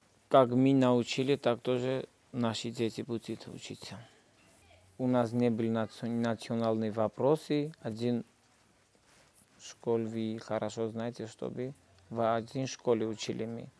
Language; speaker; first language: Russian; non-native, local second language; Armenian